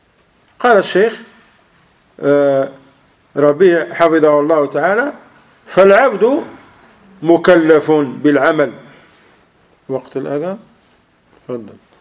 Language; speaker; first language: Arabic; non-native, fluent; English